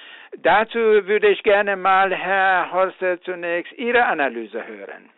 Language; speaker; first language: German; non-native, fluent; Persian